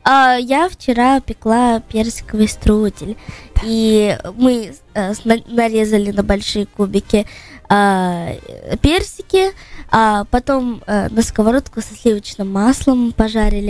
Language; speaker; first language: Russian; early bilingual, heritage; Russian